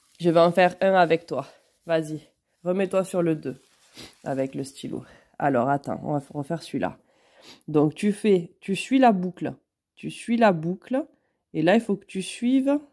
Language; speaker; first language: French; native; French